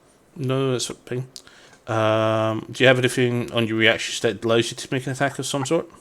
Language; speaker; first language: English; native; English